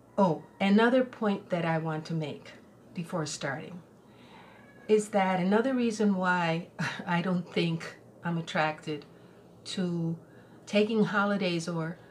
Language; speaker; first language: English; non-native, local second language; Spanish